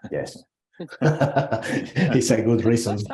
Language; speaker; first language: English; non-native, learner; Spanish